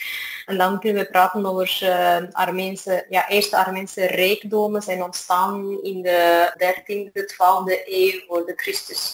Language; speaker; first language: Dutch; non-native, fluent; Armenian